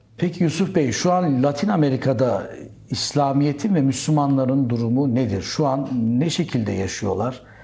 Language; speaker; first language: Turkish; native; Turkish